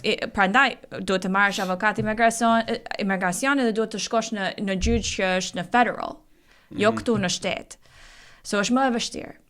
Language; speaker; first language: Albanian; early bilingual, heritage; Albanian